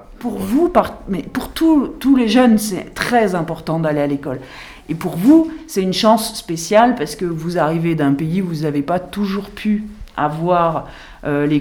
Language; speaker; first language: French; native; French